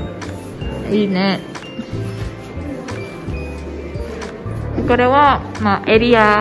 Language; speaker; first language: Japanese; non-native, learner; Indonesian